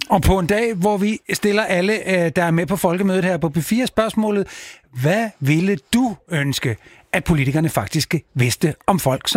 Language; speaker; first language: Danish; native; Danish